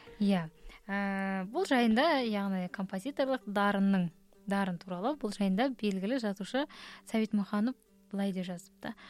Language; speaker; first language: Kazakh; native; Kazakh